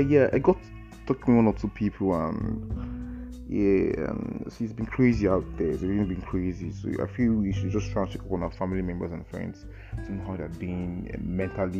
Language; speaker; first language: English; non-native, local second language; Yoruba